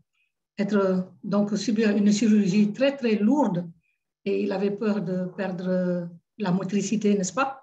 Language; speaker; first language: French; native; French